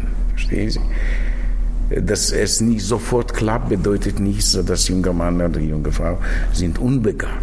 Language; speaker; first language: German; non-native, fluent; Russian